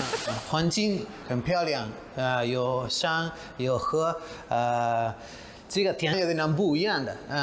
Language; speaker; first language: Chinese; non-native, fluent; Spanish